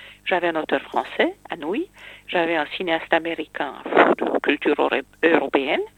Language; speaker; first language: French; non-native, fluent; Romanian